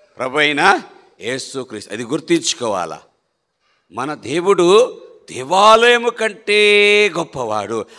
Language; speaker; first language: Telugu; non-native, local second language; Malayalam